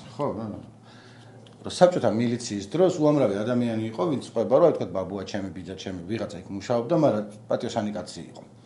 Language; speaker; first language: Georgian; native; Georgian